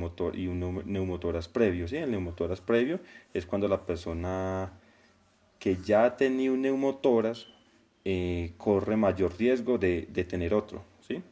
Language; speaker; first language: Spanish; native; Spanish